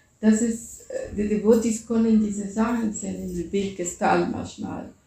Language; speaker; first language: German; non-native, fluent; Spanish